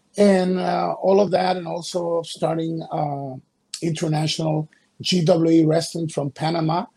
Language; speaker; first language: English; early bilingual, other home language; Spanish